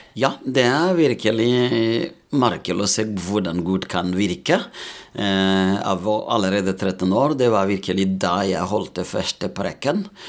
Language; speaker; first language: Norwegian; non-native, fluent; Rundi